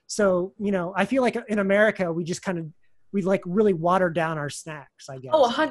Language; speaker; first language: English; native; English